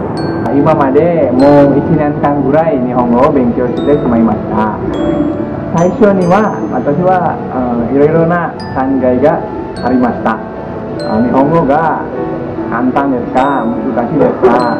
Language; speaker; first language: Japanese; non-native, learner; Indonesian